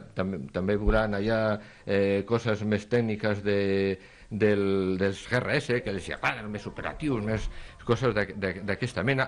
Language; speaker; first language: Catalan; non-native, local second language; Spanish